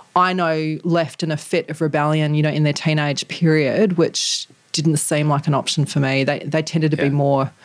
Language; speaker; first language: English; native; English